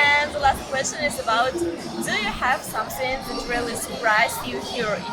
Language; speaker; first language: English; non-native, learner; Russian